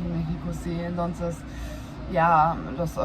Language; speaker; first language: Spanish; non-native, fluent; German